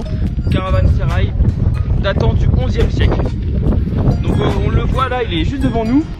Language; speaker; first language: French; native; French